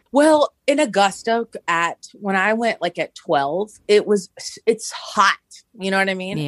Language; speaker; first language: English; native; English